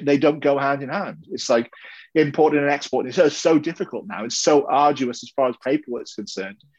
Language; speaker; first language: English; native; English